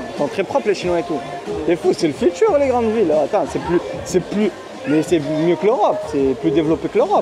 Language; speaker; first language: French; native; French